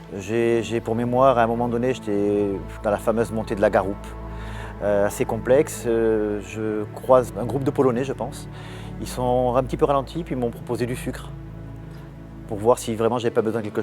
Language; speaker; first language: French; native; French